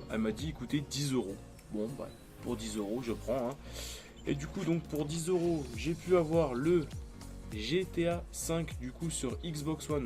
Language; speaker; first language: French; native; French